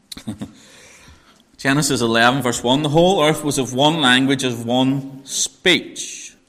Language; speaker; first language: English; native; English